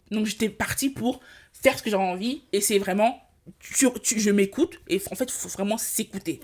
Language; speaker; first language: French; early bilingual, other home language; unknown